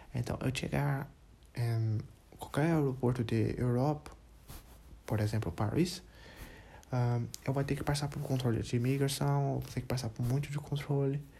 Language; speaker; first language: Portuguese; non-native, learner; English